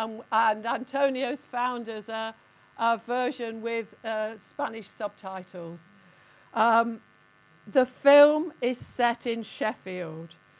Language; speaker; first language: English; native; English